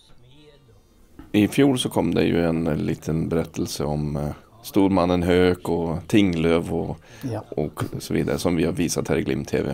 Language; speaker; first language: Swedish; native; Swedish